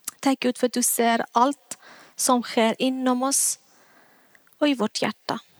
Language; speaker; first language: Swedish; non-native, fluent; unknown